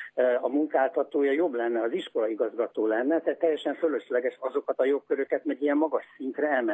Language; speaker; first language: Hungarian; native; Hungarian